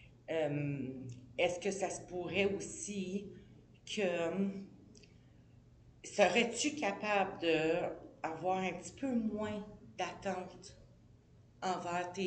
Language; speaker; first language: French; native; French